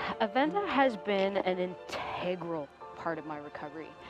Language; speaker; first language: English; native; English